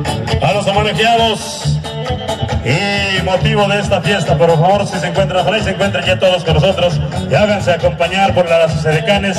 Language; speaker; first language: Spanish; native; Spanish